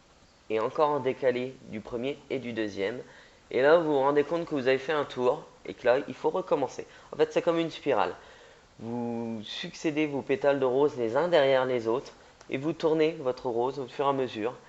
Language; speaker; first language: French; native; French